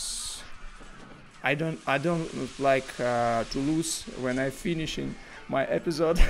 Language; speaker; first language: English; non-native, learner; Russian